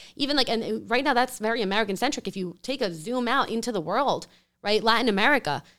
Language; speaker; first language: English; early bilingual, other home language; Spanish